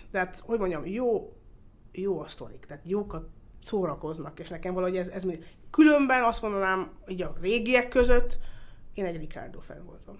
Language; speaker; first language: Hungarian; early bilingual, heritage; Hungarian